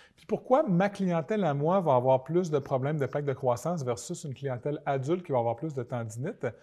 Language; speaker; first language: French; native; French